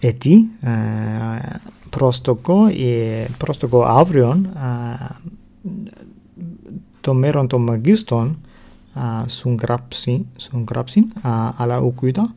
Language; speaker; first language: Greek; non-native, learner; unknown